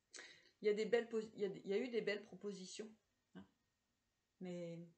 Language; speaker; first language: French; native; French